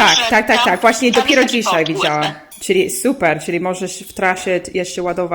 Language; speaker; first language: Polish; non-native, learner; English